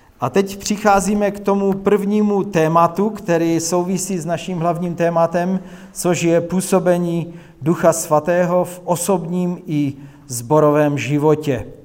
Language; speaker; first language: Czech; non-native, local second language; Polish